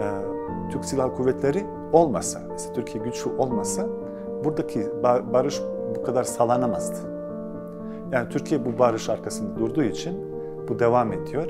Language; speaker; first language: Turkish; non-native, fluent; Bosnian